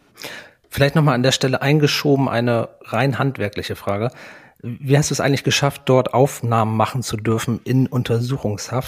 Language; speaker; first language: German; native; German